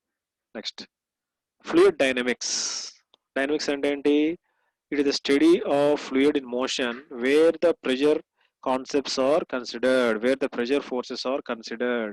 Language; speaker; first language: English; non-native, local second language; Telugu